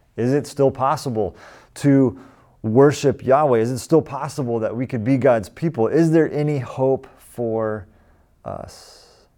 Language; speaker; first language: English; native; English